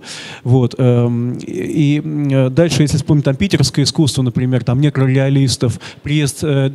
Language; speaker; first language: Russian; native; Russian